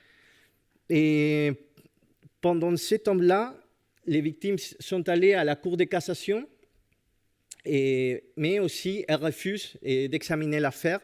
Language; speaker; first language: French; non-native, fluent; Spanish